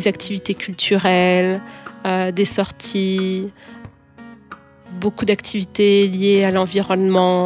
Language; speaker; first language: French; native; French